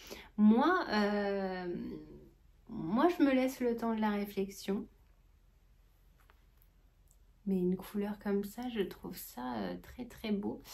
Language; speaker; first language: French; native; French